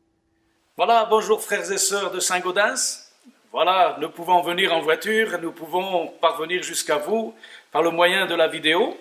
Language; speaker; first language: French; native; French